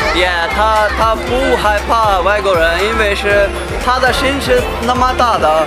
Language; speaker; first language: Chinese; non-native, learner; Urdu